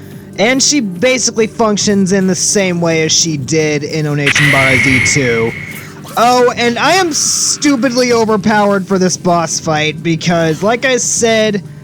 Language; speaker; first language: English; native; English